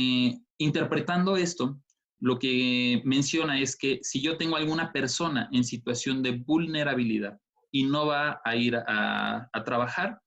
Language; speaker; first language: Spanish; native; Spanish